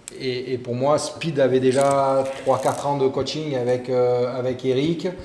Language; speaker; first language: French; native; French